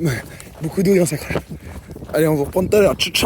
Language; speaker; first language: French; native; French